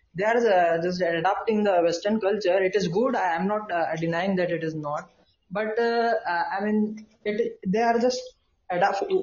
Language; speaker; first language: English; non-native, local second language; Hindi